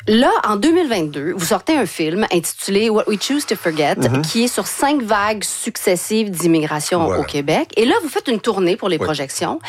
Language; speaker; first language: French; native; French